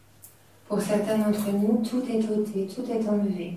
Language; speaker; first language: French; native; French